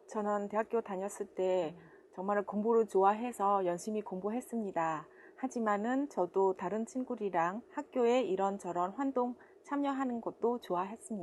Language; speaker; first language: Korean; non-native, fluent; Vietnamese